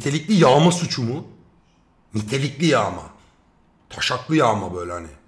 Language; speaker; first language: Turkish; native; Turkish